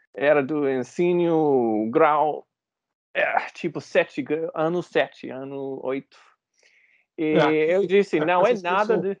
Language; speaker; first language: Portuguese; non-native, fluent; English